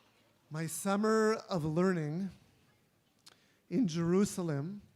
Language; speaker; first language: English; native; English